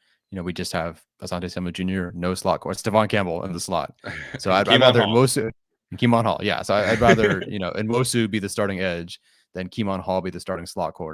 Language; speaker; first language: English; native; English